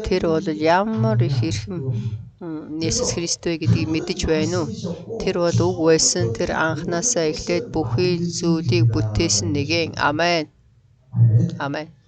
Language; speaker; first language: Mongolian; early bilingual, other home language; Korean